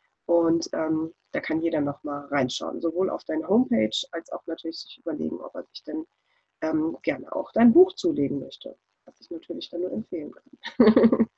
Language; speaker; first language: German; native; German